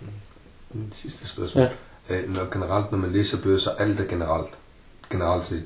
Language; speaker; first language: Danish; early bilingual, other home language; Arabic